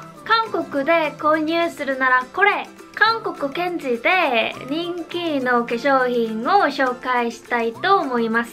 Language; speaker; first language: Japanese; non-native, fluent; Korean